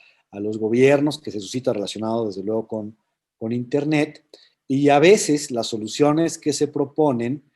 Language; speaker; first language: Spanish; native; Spanish